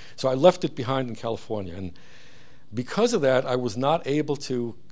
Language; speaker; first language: English; early bilingual, other home language; Hebrew